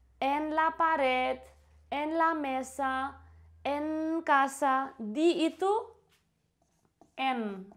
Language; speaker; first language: Spanish; non-native, fluent; Indonesian